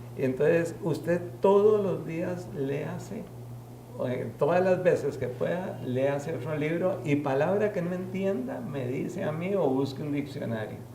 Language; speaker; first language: Spanish; early bilingual, other home language; Yiddish